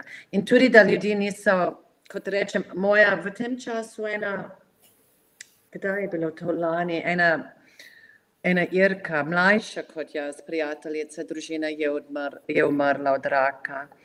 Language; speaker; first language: Slovenian; non-native, fluent; English